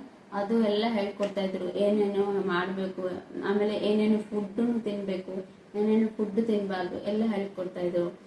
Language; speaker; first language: Kannada; non-native, local second language; Odia